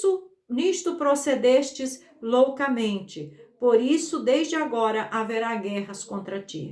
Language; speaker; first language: Portuguese; native; Portuguese